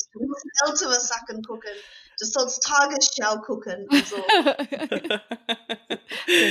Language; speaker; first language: German; non-native, fluent; English